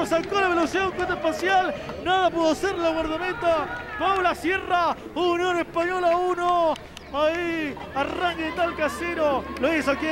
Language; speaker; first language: Spanish; native; Spanish